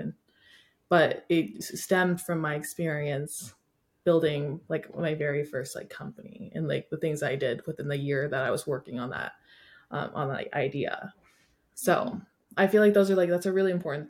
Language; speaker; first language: English; native; English